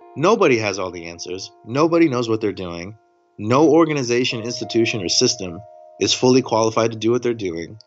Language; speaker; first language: English; native; English